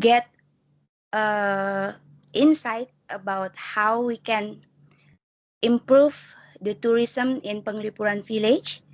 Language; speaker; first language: English; non-native, local second language; Indonesian